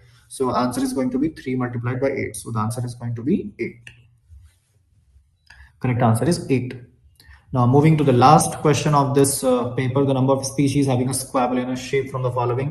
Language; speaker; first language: English; non-native, local second language; Hindi